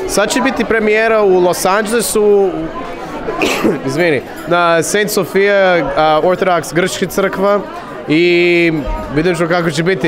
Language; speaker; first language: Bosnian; early bilingual, heritage; Serbian